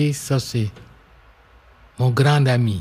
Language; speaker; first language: French; non-native, local second language; English